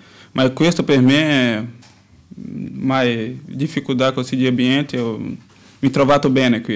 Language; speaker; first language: Italian; non-native, learner; Portuguese